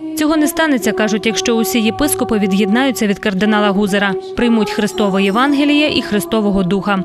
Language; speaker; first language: Ukrainian; native; Ukrainian